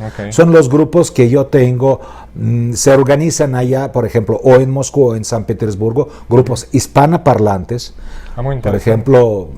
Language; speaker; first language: Spanish; non-native, fluent; Russian